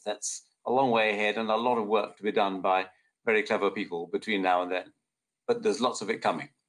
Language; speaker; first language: English; native; English